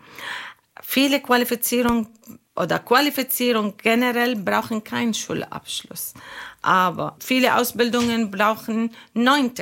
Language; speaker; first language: German; non-native, learner; Arabic